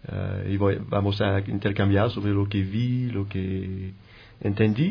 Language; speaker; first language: Spanish; non-native, fluent; French